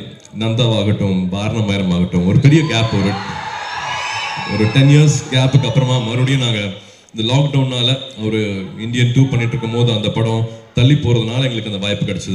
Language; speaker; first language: Tamil; native; Tamil